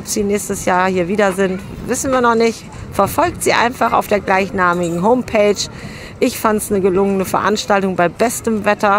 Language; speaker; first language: German; native; German